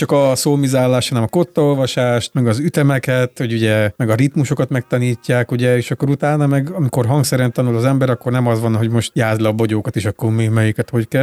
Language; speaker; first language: Hungarian; native; Hungarian